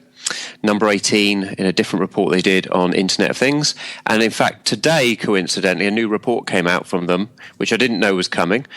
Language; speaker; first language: English; native; English